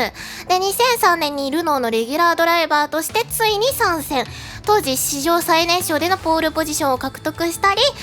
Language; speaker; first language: Japanese; native; Japanese